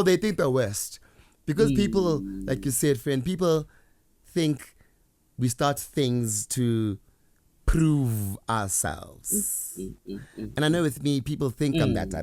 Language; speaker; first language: English; non-native, local second language; Zulu